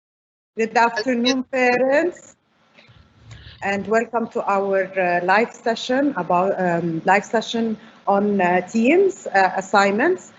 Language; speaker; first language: English; non-native, fluent; Arabic